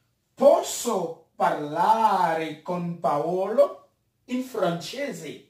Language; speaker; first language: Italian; non-native, fluent; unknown